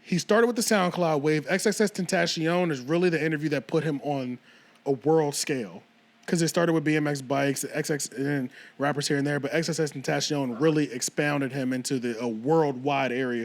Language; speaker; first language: English; native; English